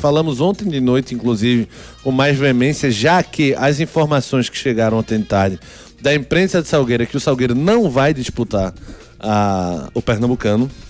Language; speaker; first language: Portuguese; native; Portuguese